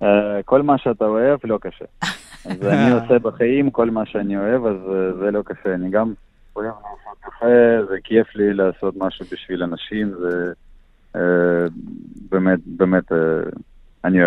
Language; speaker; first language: Hebrew; non-native, learner; Russian